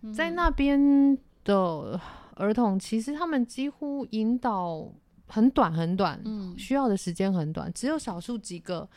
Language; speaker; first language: Chinese; native; Chinese